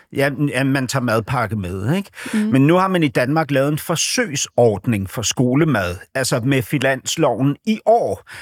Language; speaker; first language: Danish; native; Danish